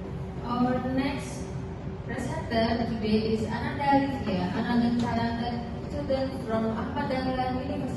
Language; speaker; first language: English; non-native, learner; Indonesian